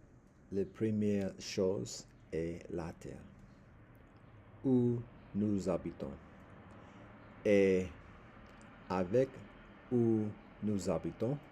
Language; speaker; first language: French; non-native, learner; English